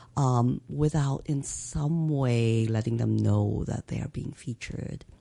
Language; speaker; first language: English; native; English